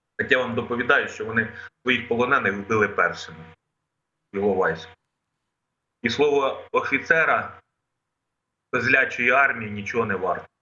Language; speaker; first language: Ukrainian; non-native, local second language; Russian